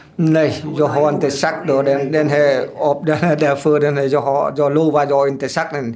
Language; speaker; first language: Swedish; non-native, learner; Vietnamese